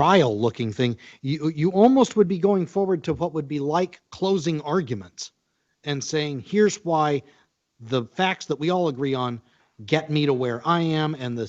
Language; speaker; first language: English; native; English